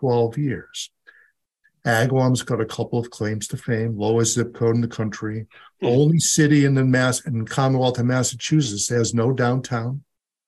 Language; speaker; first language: English; native; English